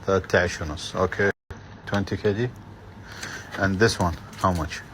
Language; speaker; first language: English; non-native, learner; Arabic